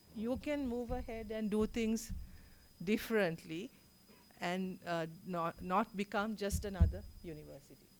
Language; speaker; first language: English; non-native, local second language; Sinhala